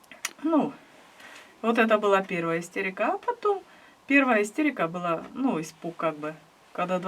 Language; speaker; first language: Russian; native; Russian